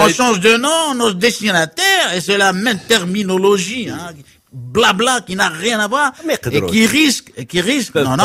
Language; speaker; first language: French; non-native, local second language; Arabic